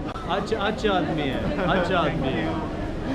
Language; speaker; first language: Hindi; non-native, learner; Turkish